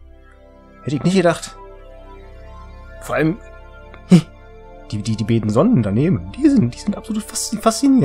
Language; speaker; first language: German; native; German